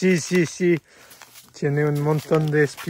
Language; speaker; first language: Spanish; non-native, learner; French